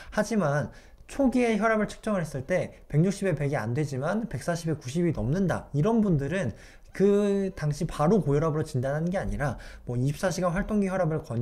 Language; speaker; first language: Korean; native; Korean